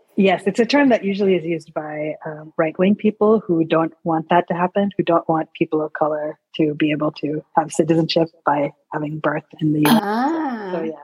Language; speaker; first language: English; early bilingual, other home language; Sinhala